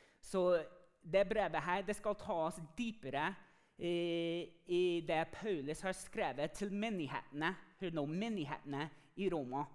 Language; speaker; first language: Norwegian; non-native, fluent; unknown